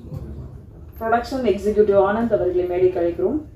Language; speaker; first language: Tamil; native; Tamil